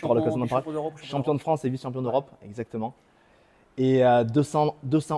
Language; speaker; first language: French; native; French